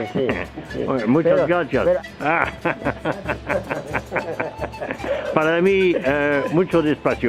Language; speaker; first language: Spanish; non-native, learner; French